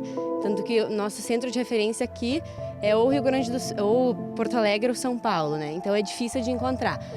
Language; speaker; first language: Portuguese; native; Portuguese